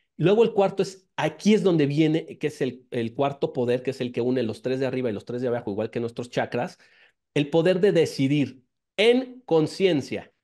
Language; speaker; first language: Spanish; native; Spanish